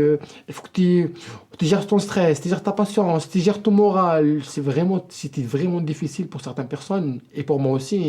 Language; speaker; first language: French; non-native, local second language; Arabic